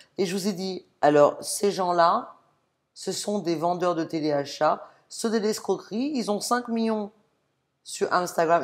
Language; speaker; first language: French; native; French